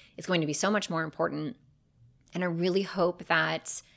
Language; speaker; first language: English; native; English